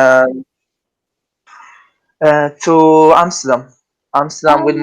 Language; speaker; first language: English; non-native, learner; Italian